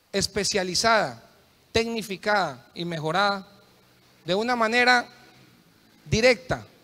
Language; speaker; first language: Spanish; native; Spanish